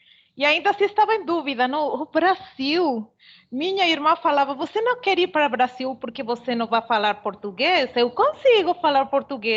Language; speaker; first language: Portuguese; non-native, fluent; Spanish